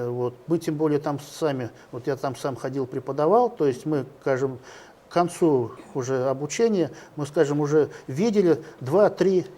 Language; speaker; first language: Russian; native; Russian